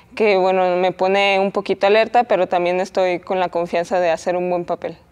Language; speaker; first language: Spanish; native; Spanish